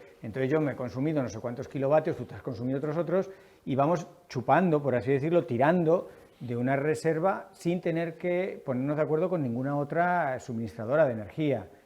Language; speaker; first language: Spanish; native; Spanish